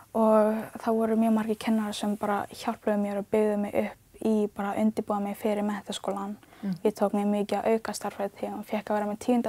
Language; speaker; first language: Icelandic; early bilingual, other home language; Ganda